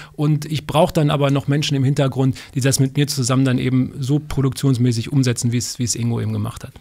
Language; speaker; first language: German; native; German